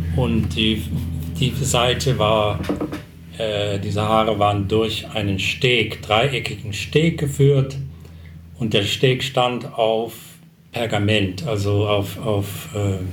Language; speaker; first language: German; non-native, fluent; English